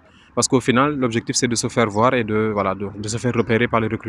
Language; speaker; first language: French; non-native, local second language; Wolof